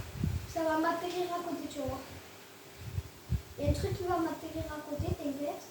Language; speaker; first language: French; native; French